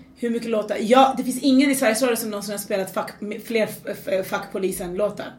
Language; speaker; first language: Swedish; early bilingual, other home language; Persian